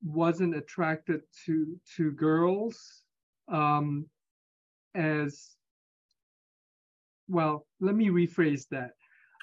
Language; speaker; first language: English; native; English